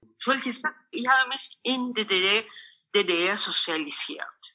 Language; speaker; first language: German; non-native, local second language; Spanish